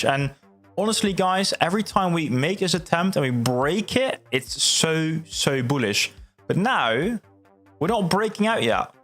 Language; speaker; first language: English; non-native, fluent; Dutch